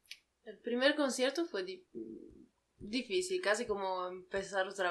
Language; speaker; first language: Spanish; non-native, fluent; Italian